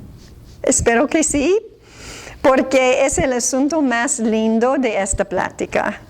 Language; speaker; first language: Spanish; non-native, fluent; English